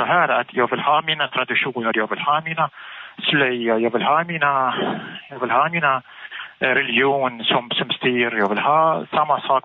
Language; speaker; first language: Swedish; non-native, fluent; Arabic